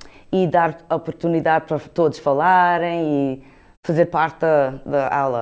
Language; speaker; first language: Portuguese; early bilingual, heritage; Portuguese